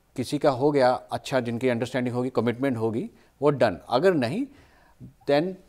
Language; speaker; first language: Hindi; native; Hindi